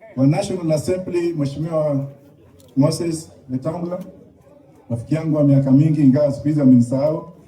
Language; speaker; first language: Swahili; non-native, local second language; Luyia